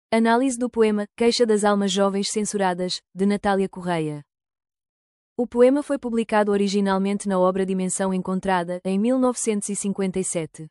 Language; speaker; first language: Portuguese; native; Portuguese